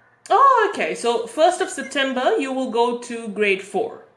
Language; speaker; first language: English; native; English